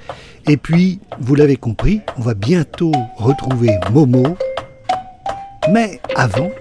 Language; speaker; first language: French; native; French